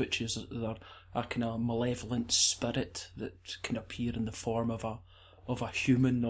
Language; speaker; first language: English; native; English